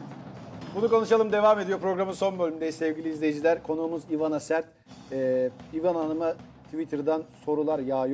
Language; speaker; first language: Turkish; native; Turkish